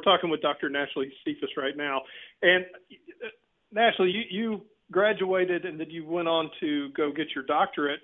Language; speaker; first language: English; native; English